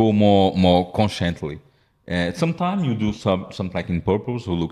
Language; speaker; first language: English; non-native, fluent; Portuguese